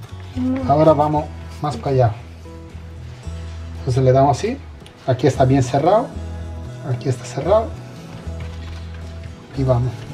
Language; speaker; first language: Spanish; non-native, fluent; Italian